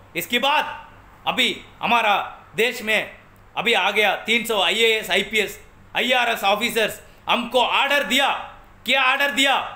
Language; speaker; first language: Hindi; non-native, local second language; Tamil